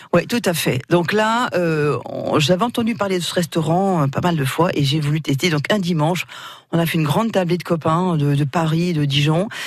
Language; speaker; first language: French; native; French